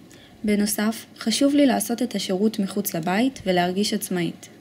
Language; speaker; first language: Hebrew; native; Hebrew